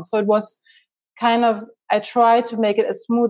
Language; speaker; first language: English; non-native, fluent; German